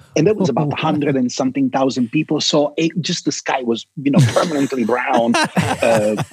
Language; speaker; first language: English; non-native, fluent; Italian